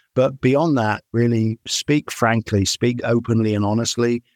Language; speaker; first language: English; native; English